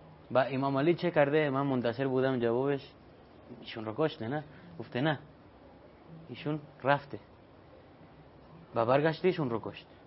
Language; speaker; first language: Persian; non-native, learner; Spanish